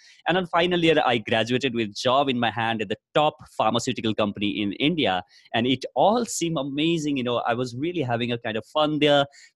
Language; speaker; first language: English; non-native, local second language; Nepali